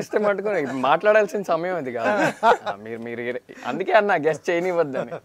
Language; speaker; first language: Telugu; native; Telugu